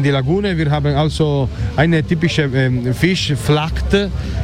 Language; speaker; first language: German; non-native, learner; Italian